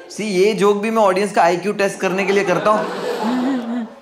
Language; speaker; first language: Hindi; non-native, local second language; Gujarati